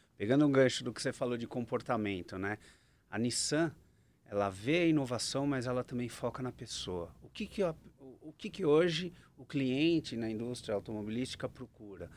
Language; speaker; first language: Portuguese; native; Portuguese